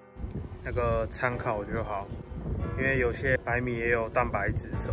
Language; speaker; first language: Chinese; native; Chinese